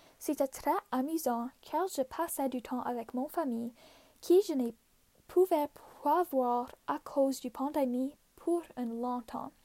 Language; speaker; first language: French; non-native, local second language; English